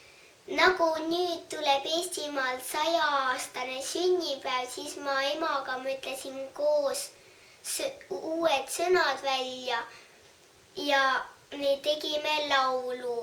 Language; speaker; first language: Estonian; early bilingual, heritage; Estonian